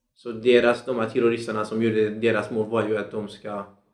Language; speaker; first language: Swedish; non-native, fluent; Central Kurdish